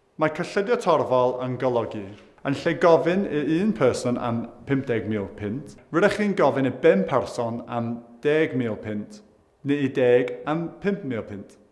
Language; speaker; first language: Welsh; non-native, local second language; English